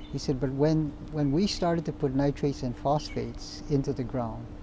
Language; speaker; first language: English; native; English